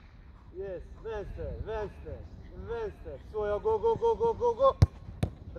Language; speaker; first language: Swedish; non-native, learner; Serbian